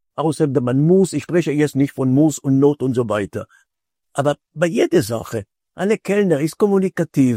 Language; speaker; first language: German; non-native, fluent; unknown